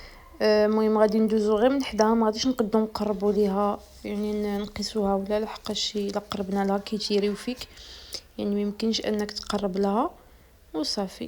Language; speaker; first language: Arabic; native; Arabic